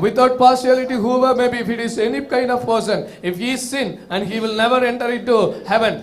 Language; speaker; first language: English; non-native, local second language; Tamil